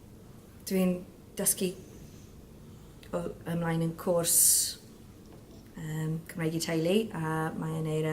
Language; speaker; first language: Welsh; non-native, learner; English